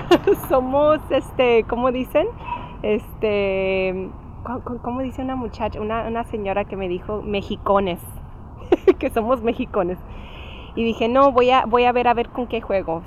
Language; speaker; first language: Spanish; early bilingual, heritage; English